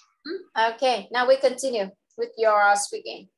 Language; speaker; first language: English; non-native, local second language; Vietnamese